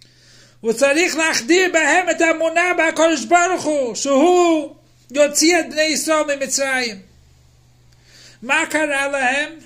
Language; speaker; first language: Hebrew; non-native, fluent; English